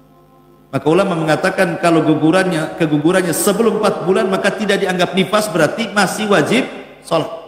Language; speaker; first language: Indonesian; native; Indonesian